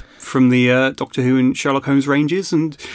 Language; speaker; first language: English; native; English